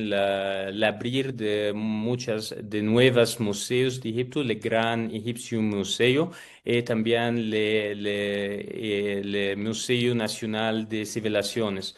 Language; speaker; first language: Spanish; non-native, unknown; Arabic